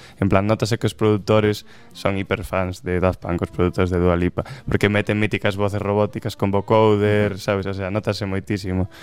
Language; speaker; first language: Galician; non-native, local second language; Spanish